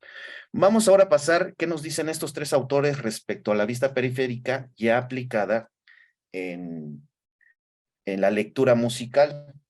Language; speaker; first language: Spanish; native; Spanish